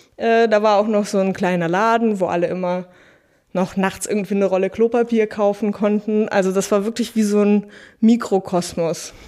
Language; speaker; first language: German; early bilingual, other home language; Russian